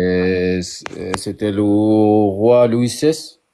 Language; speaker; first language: French; non-native, learner; Arabic